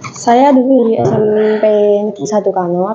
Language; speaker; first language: Indonesian; non-native, local second language; Javanese